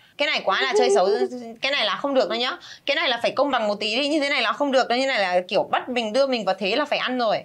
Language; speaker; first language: Vietnamese; early bilingual, other home language; Spanish